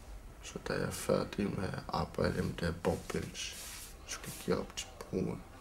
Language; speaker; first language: Danish; non-native, local second language; Kalaallisut